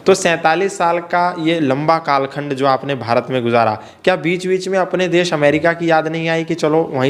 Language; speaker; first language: Hindi; native; Hindi